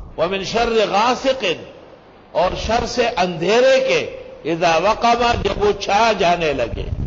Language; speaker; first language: Urdu; non-native, local second language; Pashto